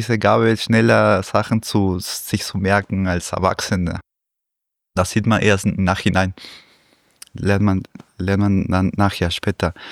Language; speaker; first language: German; early bilingual, other home language; Spanish